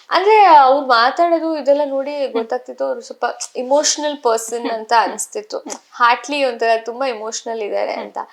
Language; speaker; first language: Kannada; native; Kannada